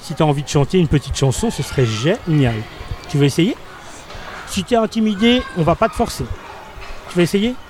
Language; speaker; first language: French; native; French